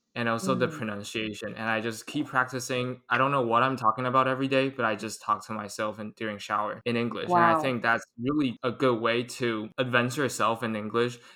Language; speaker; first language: English; non-native, fluent; Chinese